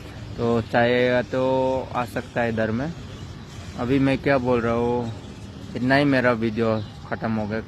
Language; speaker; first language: Hindi; non-native, local second language; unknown